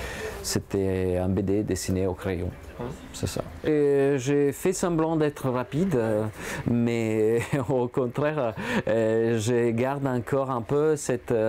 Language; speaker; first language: French; non-native, fluent; Italian